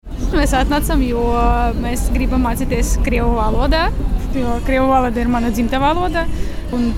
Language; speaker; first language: Latvian; non-native, local second language; Russian